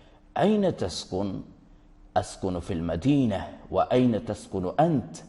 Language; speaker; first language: Arabic; non-native, fluent; Urdu